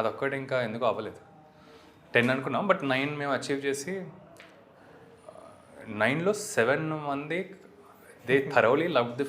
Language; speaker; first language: Telugu; native; Telugu